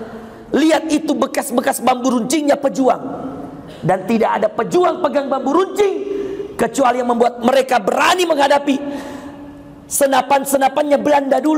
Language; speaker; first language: Indonesian; native; Indonesian